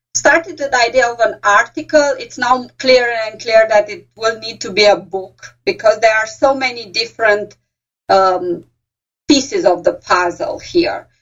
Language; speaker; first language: English; non-native, fluent; Romanian